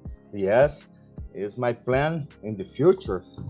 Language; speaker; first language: English; non-native, learner; Portuguese